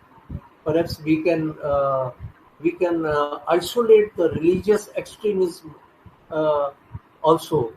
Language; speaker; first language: English; non-native, local second language; Hindi